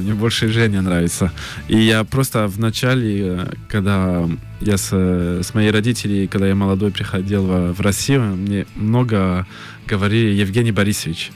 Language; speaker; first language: Russian; early bilingual, heritage; French